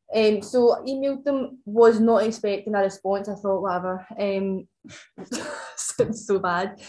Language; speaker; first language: English; native; English